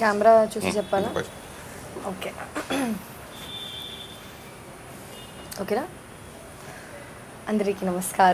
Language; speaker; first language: Telugu; non-native, learner; Hindi